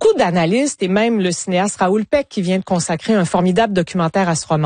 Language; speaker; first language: French; native; French